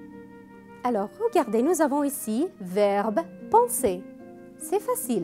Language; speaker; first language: French; non-native, fluent; Arabic